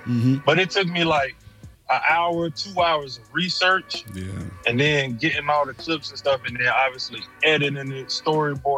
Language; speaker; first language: English; native; English